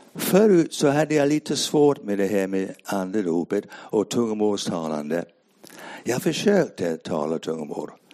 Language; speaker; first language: Swedish; non-native, fluent; English